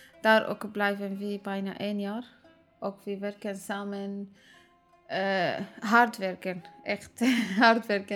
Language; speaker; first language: Dutch; non-native, learner; Arabic